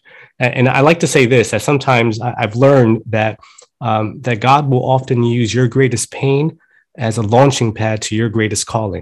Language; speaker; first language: English; early bilingual, other home language; Spanish